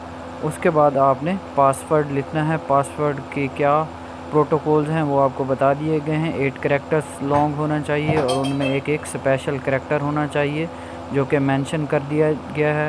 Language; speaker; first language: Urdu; non-native, local second language; Punjabi